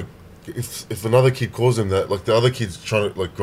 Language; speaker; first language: English; native; English